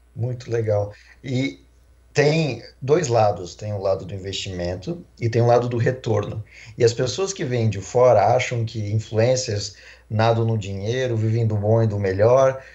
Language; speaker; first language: Portuguese; native; Portuguese